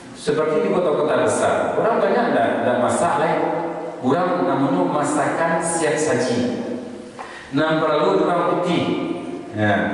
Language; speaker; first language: Malay; non-native, local second language; Minangkabau